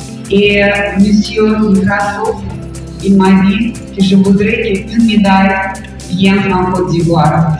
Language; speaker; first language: French; non-native, fluent; Russian